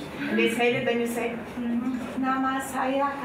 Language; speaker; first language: English; non-native, fluent; German